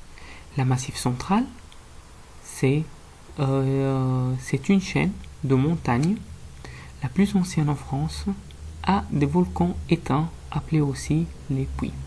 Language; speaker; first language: French; non-native, fluent; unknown